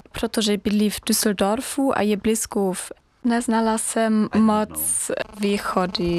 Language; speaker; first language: Czech; non-native, learner; German